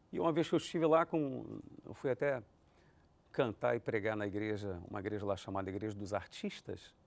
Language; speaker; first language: Portuguese; native; Portuguese